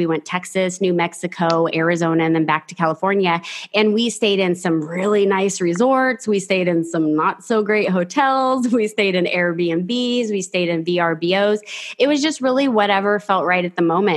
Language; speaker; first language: English; native; English